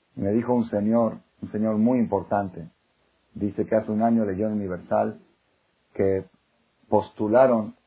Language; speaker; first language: Spanish; non-native, fluent; Hebrew